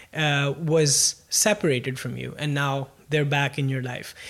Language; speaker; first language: English; non-native, local second language; Punjabi